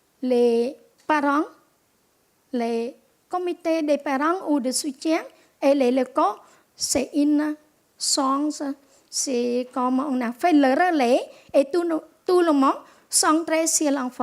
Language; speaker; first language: French; non-native, local second language; Khmer